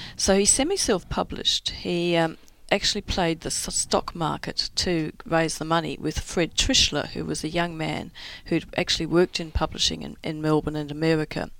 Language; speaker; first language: English; native; English